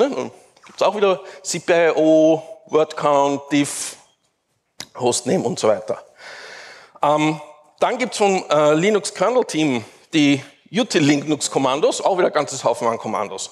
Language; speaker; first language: German; native; German